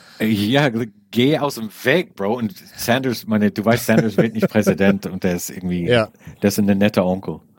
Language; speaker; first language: German; non-native, fluent; English